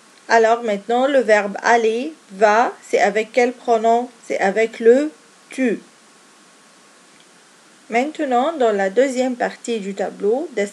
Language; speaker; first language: French; non-native, fluent; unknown